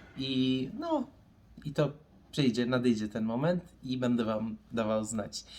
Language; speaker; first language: Polish; non-native, fluent; Persian